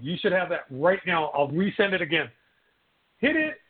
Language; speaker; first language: English; native; English